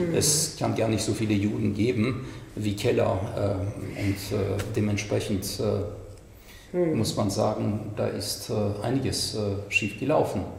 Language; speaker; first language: German; non-native, fluent; French